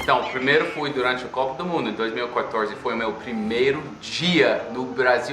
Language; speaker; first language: Portuguese; non-native, fluent; English